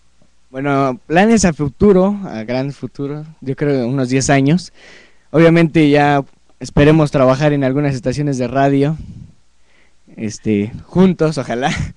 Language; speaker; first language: Spanish; native; Spanish